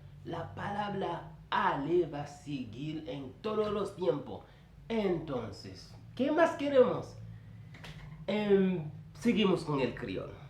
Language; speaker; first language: Spanish; non-native, fluent; Haitian Creole